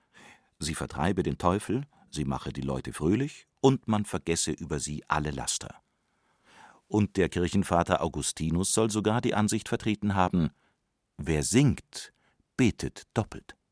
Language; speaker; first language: German; native; German